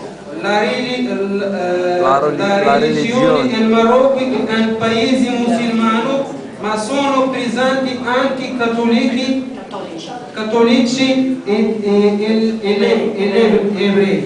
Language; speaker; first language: Italian; non-native, learner; Arabic